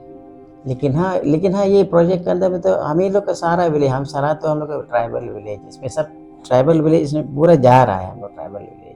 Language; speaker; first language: Hindi; non-native, local second language; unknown